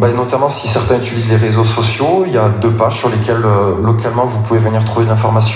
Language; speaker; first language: French; native; French